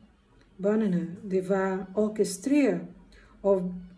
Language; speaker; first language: Danish; non-native, learner; Portuguese